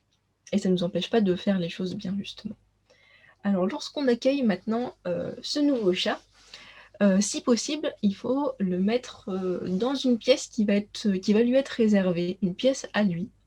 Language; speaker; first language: French; native; French